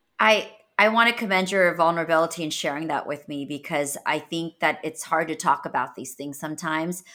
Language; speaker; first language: English; native; English